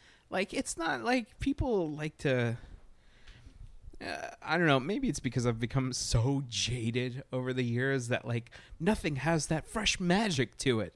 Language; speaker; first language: English; early bilingual, other home language; Spanish